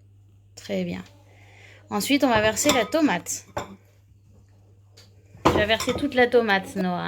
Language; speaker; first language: French; native; French